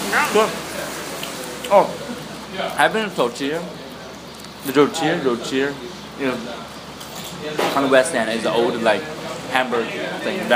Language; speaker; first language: English; non-native, fluent; Chinese